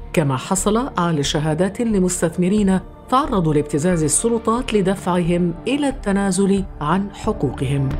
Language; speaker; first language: Arabic; native; Arabic